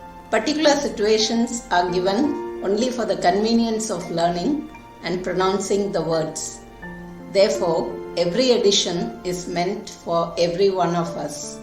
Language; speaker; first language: English; non-native, local second language; Tamil